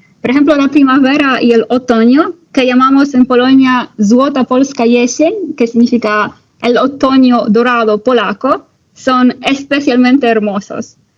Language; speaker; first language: Spanish; non-native, learner; Polish